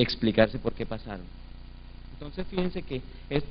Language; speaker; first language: Spanish; native; Spanish